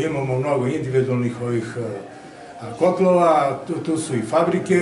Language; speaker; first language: Serbian; native; Serbian